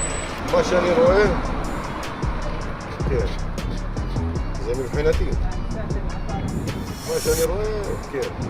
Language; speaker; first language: Hebrew; non-native, local second language; Arabic